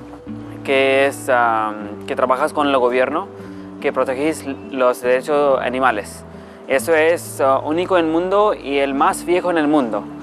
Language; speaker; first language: Spanish; non-native, learner; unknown